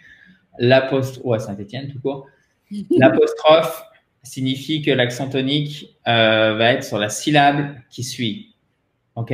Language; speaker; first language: French; native; French